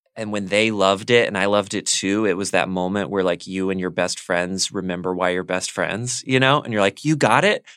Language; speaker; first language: English; native; English